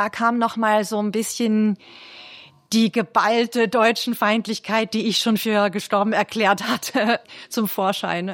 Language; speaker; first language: German; native; German